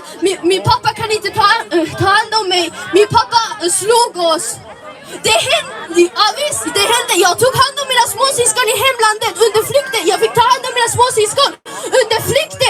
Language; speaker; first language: Swedish; early bilingual, other home language; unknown